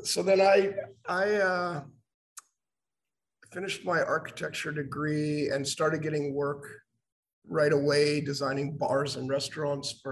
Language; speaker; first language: English; native; English